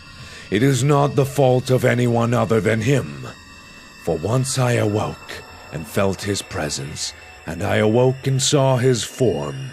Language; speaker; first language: English; native; English